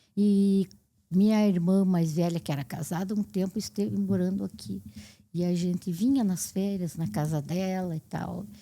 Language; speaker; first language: Portuguese; native; Portuguese